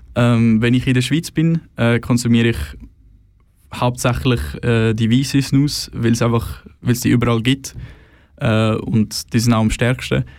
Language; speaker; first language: German; non-native, fluent; Swedish